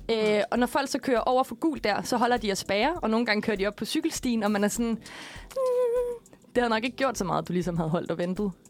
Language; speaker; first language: Danish; native; Danish